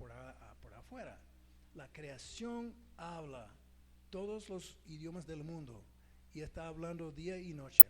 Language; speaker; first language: Spanish; non-native, fluent; English